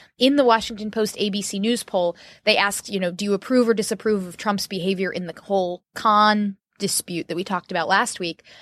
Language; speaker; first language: English; native; English